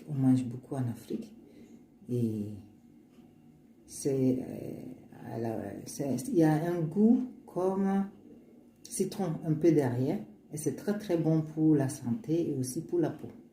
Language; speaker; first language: French; non-native, learner; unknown